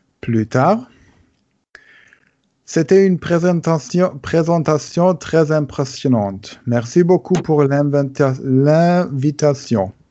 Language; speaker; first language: French; non-native, learner; German